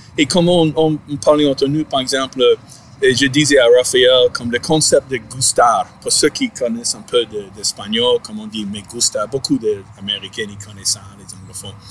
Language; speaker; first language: French; non-native, fluent; English